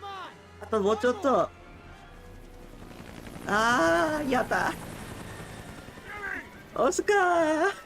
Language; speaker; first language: Japanese; non-native, learner; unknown